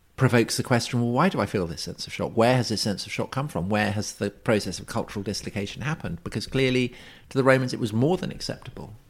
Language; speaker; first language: English; native; English